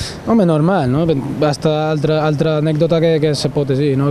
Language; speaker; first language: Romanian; non-native, learner; Spanish